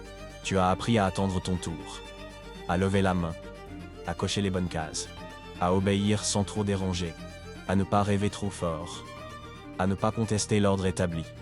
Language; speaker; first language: French; native; French